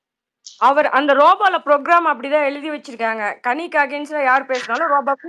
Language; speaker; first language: Tamil; native; Tamil